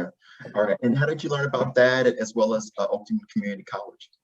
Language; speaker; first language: English; native; English